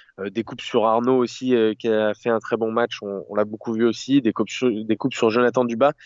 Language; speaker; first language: French; native; French